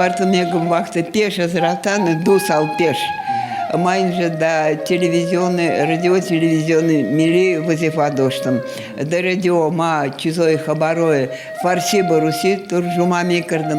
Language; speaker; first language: Persian; non-native, fluent; Russian